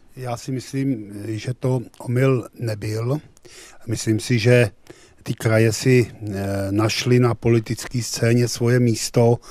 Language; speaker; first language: Czech; native; Czech